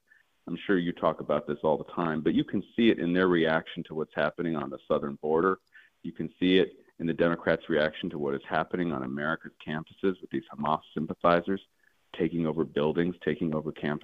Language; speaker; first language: English; native; English